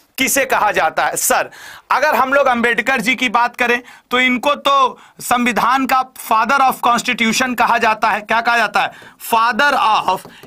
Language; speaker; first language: Hindi; native; Hindi